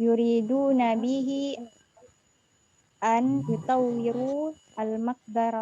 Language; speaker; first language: Arabic; non-native, learner; Indonesian